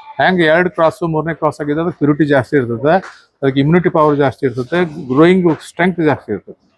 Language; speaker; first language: Kannada; native; Kannada